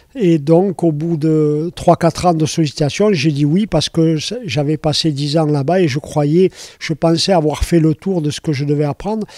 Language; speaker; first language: French; native; French